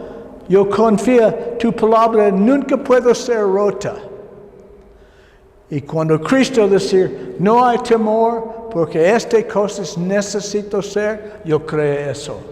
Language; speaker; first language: Spanish; non-native, learner; English